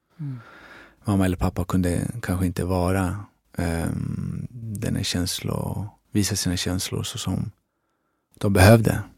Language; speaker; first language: Swedish; early bilingual, other home language; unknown